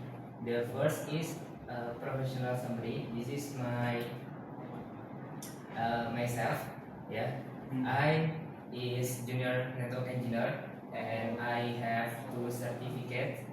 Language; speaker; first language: English; non-native, learner; Indonesian